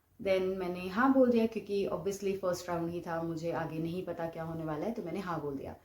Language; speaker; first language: Hindi; non-native, local second language; Bangla